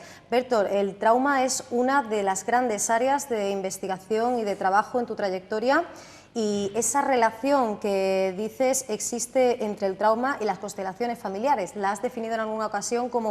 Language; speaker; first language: Spanish; native; Spanish